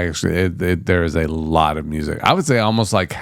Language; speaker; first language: English; native; English